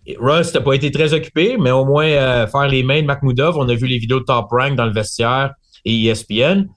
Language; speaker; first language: French; native; French